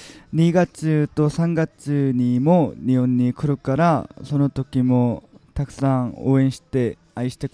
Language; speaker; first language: Japanese; non-native, learner; Korean